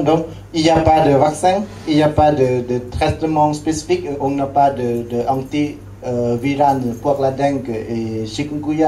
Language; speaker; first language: French; non-native, learner; Lao